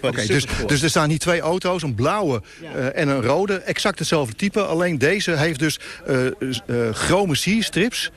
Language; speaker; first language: Dutch; native; Dutch